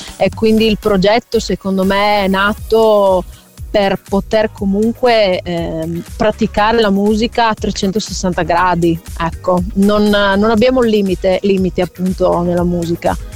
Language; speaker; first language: Italian; native; Italian